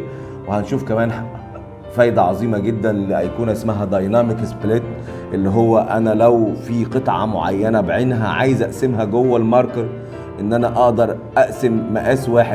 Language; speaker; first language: Arabic; native; Arabic